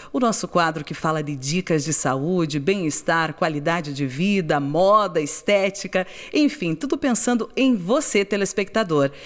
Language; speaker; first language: Portuguese; native; Portuguese